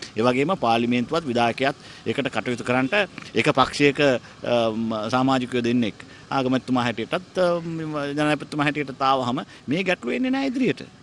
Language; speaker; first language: Sinhala; non-native, local second language; Tamil